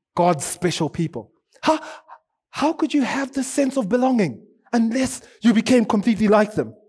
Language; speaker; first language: English; non-native, local second language; Shona